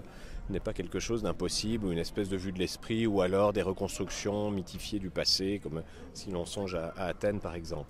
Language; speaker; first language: French; native; French